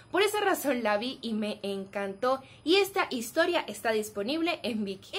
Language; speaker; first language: Spanish; native; Spanish